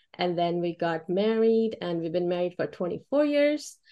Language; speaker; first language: English; early bilingual, other home language; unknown